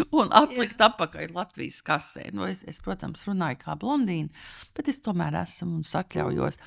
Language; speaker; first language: Latvian; early bilingual, heritage; Latvian